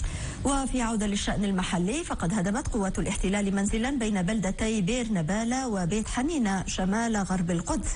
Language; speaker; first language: Arabic; native; Arabic